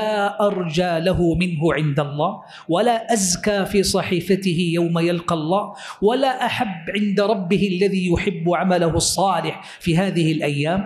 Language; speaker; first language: Arabic; native; Arabic